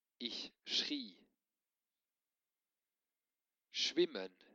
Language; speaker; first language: German; non-native, local second language; Luxembourgish